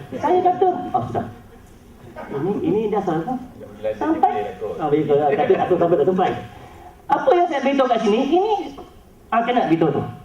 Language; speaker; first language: Malay; native; Malay